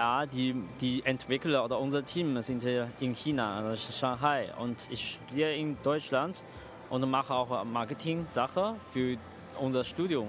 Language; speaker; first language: German; non-native, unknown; Chinese